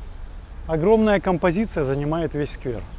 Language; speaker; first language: Russian; native; Russian